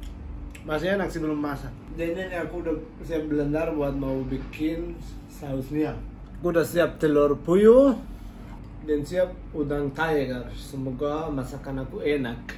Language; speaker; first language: Indonesian; non-native, learner; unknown